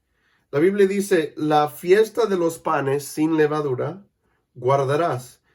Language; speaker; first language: Spanish; non-native, fluent; English